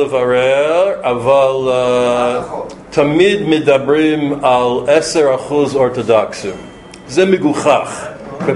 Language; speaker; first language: Hebrew; non-native, fluent; English